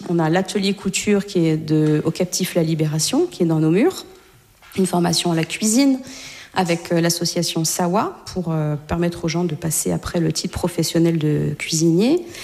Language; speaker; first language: French; native; French